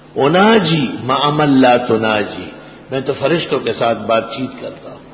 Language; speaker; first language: Urdu; non-native, local second language; Pashto